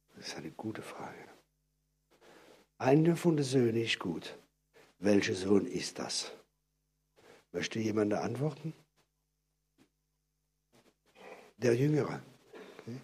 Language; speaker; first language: German; non-native, fluent; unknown